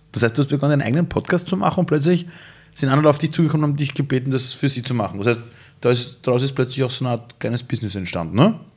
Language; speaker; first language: German; early bilingual, other home language; Persian